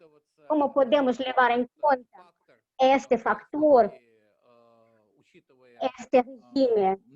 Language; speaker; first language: Portuguese; non-native, fluent; Russian